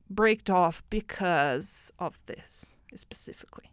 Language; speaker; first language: English; non-native, fluent; Portuguese